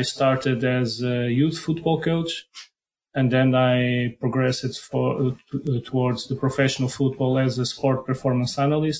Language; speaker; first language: English; non-native, fluent; Portuguese